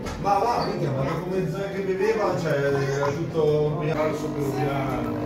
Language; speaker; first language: Italian; native; Italian